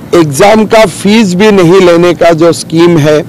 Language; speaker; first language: Hindi; non-native, local second language; Assamese